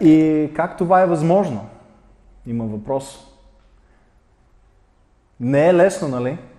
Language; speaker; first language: Bulgarian; non-native, fluent; Russian